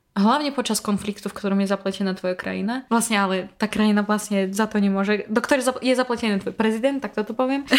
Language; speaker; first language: Slovak; non-native, fluent; Russian